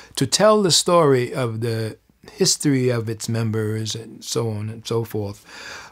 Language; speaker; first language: English; native; English